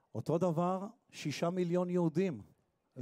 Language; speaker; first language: Hebrew; native; Hebrew